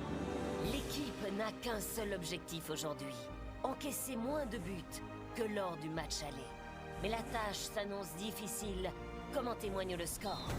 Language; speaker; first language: French; native; French